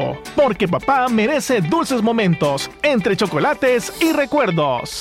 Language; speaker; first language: Spanish; native; Spanish